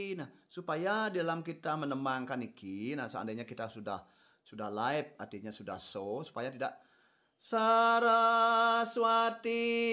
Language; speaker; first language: Indonesian; non-native, local second language; Balinese